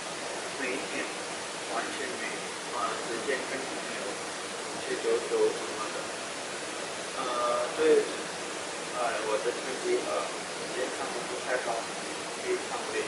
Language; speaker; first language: Chinese; non-native, learner; Indonesian